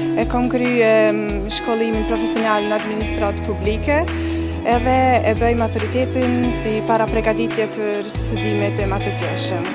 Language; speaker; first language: Albanian; early bilingual, heritage; Albanian